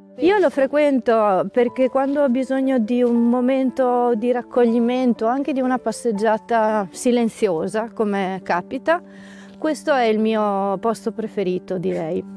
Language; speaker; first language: Italian; native; Italian